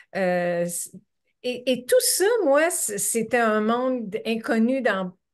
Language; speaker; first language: French; native; French